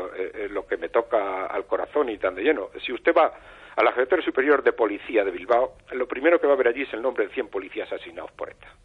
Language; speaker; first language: Spanish; native; Spanish